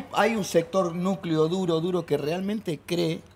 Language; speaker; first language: Spanish; native; Spanish